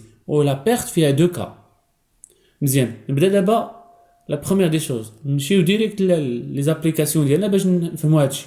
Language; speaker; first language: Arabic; native; Arabic